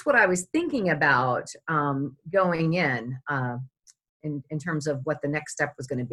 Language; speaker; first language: English; native; English